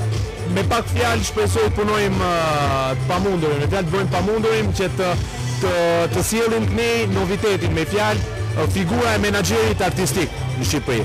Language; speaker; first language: Albanian; early bilingual, heritage; Albanian